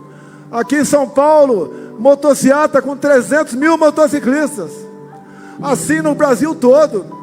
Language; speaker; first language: Portuguese; native; Portuguese